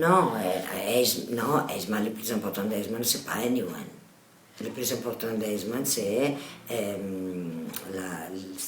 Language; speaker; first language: French; non-native, learner; Catalan